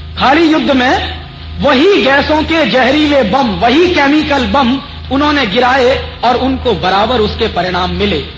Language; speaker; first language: Hindi; native; Hindi